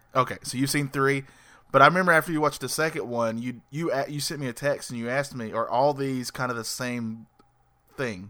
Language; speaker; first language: English; native; English